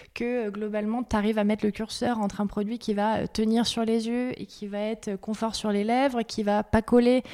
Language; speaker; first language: French; native; French